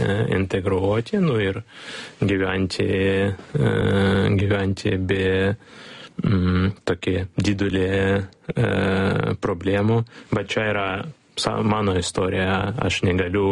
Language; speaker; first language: Lithuanian; non-native, learner; Ukrainian